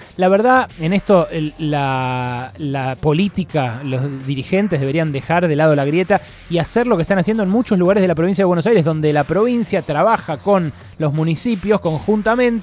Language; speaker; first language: Spanish; native; Spanish